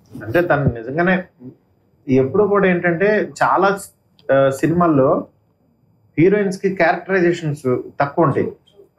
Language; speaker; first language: Telugu; native; Telugu